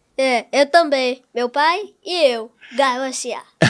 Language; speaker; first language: Portuguese; non-native, local second language; English